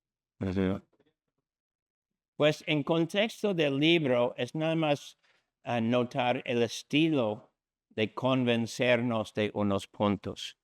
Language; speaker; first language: Spanish; non-native, fluent; English